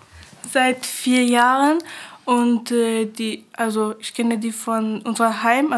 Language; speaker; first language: German; early bilingual, other home language; Pashto